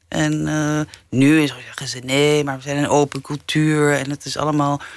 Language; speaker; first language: Dutch; early bilingual, other home language; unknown